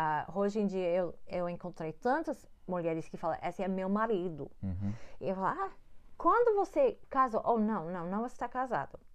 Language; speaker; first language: Portuguese; non-native, learner; English